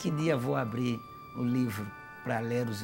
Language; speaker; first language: Portuguese; non-native, fluent; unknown